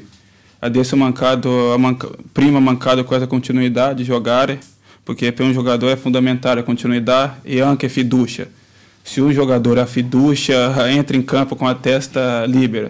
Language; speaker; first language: Italian; non-native, learner; Portuguese